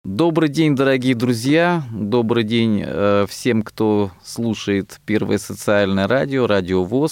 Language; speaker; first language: Russian; native; Russian